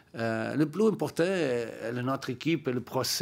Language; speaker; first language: French; non-native, learner; Portuguese